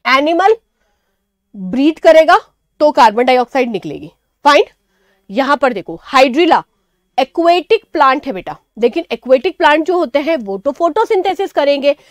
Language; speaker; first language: Hindi; native; Hindi